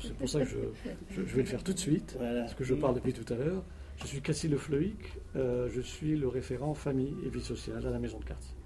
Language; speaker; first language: French; native; French